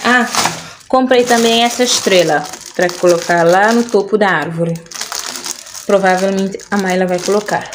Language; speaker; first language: Portuguese; non-native, local second language; Kabuverdianu